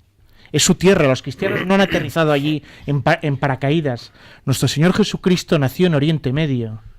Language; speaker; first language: Spanish; native; Spanish